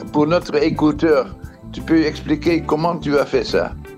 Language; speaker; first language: French; non-native, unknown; Dutch